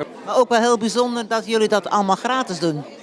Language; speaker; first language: Dutch; native; Dutch